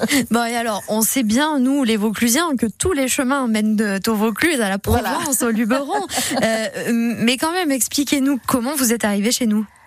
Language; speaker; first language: French; native; French